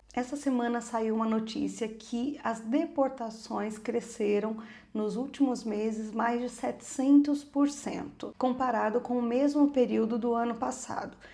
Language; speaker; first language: Portuguese; native; Portuguese